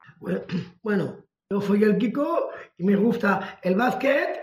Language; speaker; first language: Spanish; non-native, local second language; Catalan